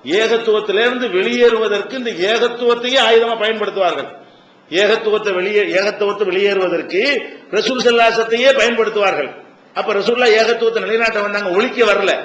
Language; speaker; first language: Tamil; native; Tamil